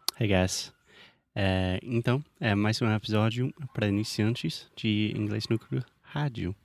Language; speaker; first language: Portuguese; non-native, fluent; English